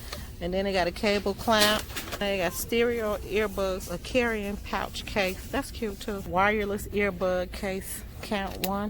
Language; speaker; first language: English; native; English